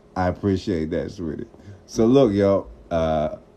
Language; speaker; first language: English; native; English